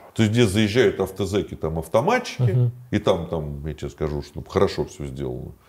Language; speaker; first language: Russian; native; Russian